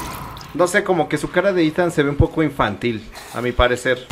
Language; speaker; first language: Spanish; native; Spanish